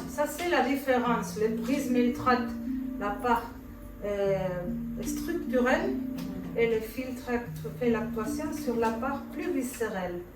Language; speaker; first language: French; non-native, fluent; Spanish